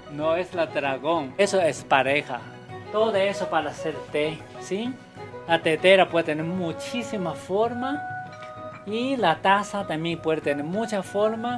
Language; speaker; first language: Spanish; non-native, learner; Chinese